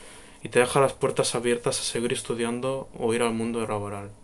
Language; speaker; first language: Spanish; native; Spanish